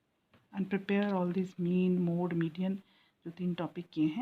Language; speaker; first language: Hindi; native; Hindi